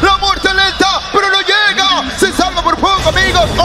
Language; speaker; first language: Spanish; native; Spanish